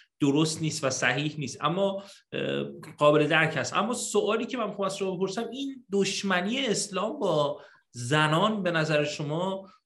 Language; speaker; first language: Persian; native; Persian